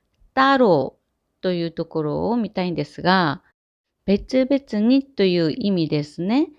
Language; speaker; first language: Japanese; non-native, fluent; Korean